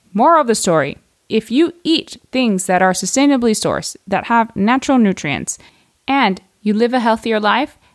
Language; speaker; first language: English; native; English